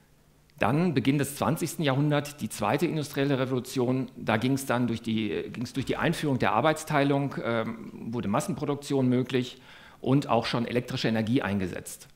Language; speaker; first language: German; native; German